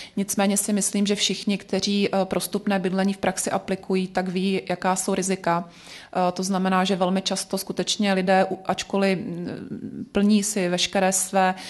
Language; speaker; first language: Czech; native; Czech